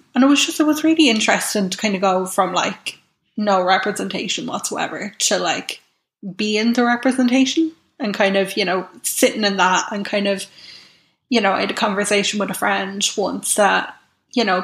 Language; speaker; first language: English; native; English